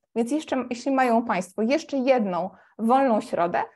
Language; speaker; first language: Polish; native; Polish